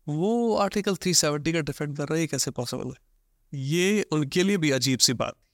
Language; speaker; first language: Hindi; non-native, local second language; Kashmiri